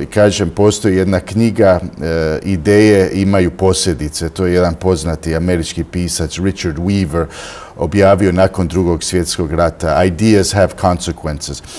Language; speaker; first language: Croatian; early bilingual, heritage; Croatian